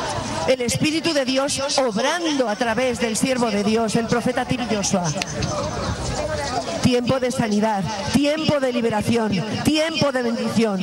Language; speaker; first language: Spanish; native; Spanish